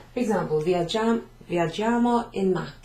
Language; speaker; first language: Italian; non-native, fluent; English